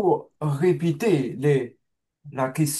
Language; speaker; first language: French; non-native, learner; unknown